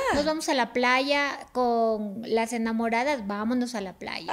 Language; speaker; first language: Spanish; native; Spanish